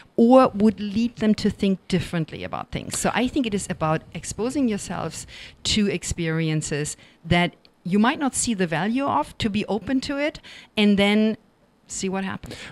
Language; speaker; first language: English; non-native, fluent; German